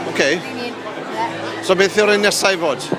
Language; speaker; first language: Welsh; native; Welsh